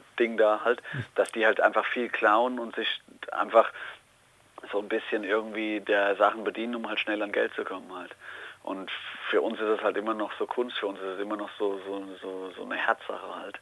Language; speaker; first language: German; native; German